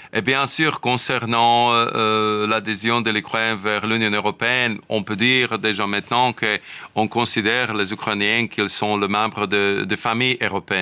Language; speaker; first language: French; non-native, fluent; Slovak